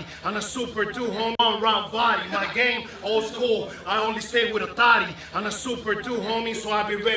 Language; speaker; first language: English; non-native, fluent; Spanish